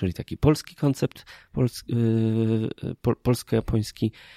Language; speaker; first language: Polish; native; Polish